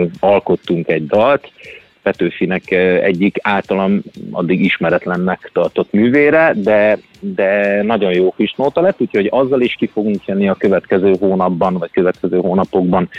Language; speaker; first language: Hungarian; native; Hungarian